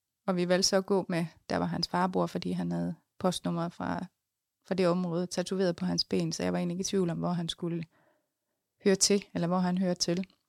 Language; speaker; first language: Danish; native; Danish